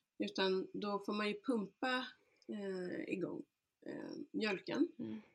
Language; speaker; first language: Swedish; early bilingual, other home language; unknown